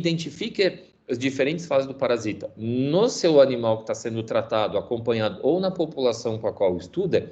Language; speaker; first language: Portuguese; native; Portuguese